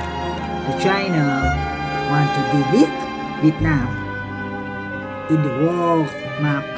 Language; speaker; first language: English; non-native, learner; Vietnamese